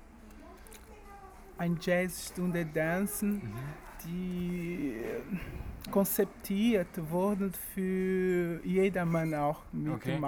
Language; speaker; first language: German; non-native, learner; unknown